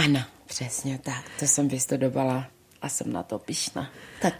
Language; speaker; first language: Czech; early bilingual, other home language; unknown